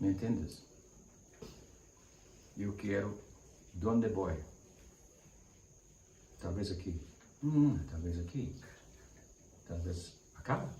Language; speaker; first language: Spanish; non-native, learner; English